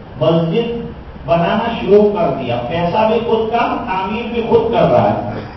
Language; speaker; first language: Urdu; non-native, local second language; Gujarati